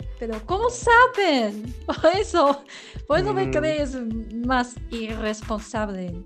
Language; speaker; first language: Spanish; non-native, learner; Chinese